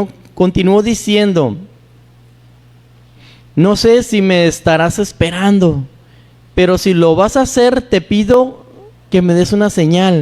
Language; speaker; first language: Spanish; native; Spanish